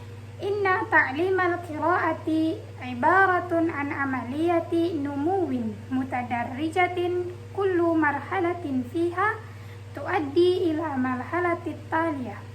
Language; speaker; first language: Arabic; non-native, learner; Indonesian